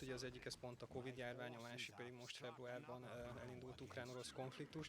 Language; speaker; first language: Hungarian; native; Hungarian